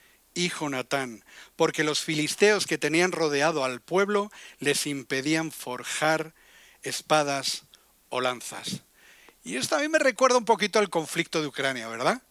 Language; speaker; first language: Spanish; native; Spanish